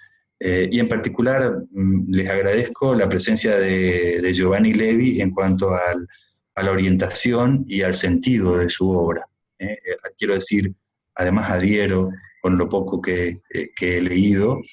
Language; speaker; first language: Spanish; native; Spanish